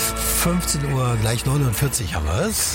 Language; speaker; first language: German; native; German